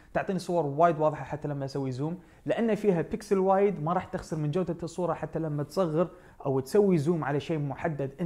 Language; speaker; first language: Arabic; native; Arabic